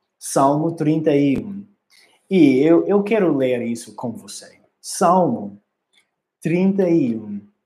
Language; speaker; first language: Portuguese; non-native, learner; English